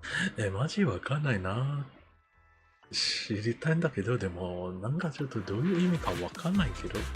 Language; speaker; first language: Japanese; non-native, learner; English